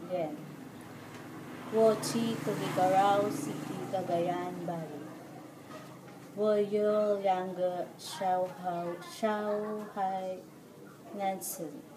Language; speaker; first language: Chinese; non-native, learner; Filipino